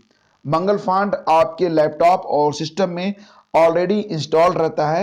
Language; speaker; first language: Hindi; native; Hindi